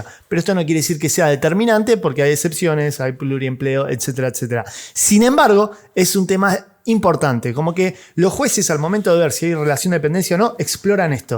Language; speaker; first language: Spanish; native; Spanish